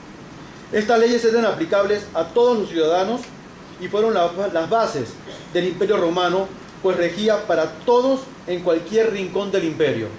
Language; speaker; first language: Spanish; native; Spanish